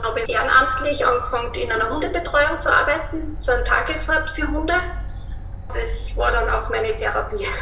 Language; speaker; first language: German; native; German